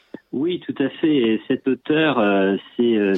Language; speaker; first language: French; native; French